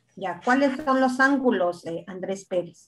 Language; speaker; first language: Spanish; native; Spanish